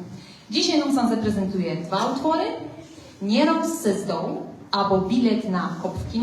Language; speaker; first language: Polish; native; Polish